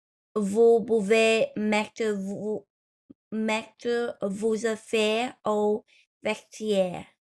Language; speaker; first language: French; non-native, learner; Vietnamese